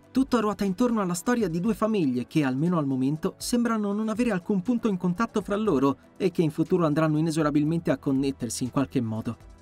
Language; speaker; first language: Italian; native; Italian